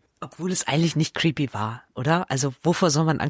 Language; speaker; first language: German; native; German